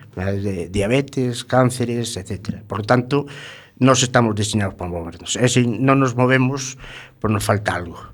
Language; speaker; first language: Galician; non-native, local second language; Spanish